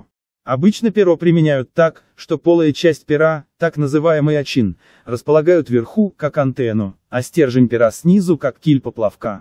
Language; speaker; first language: Russian; native; Russian